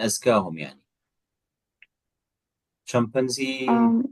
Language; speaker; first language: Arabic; native; Arabic